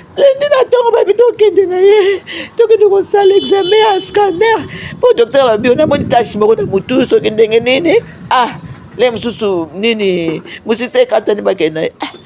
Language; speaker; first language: Lingala; native; Lingala